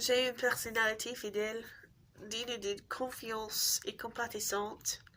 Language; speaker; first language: French; non-native, learner; English